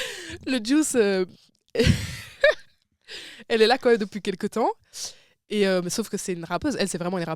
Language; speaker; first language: French; native; French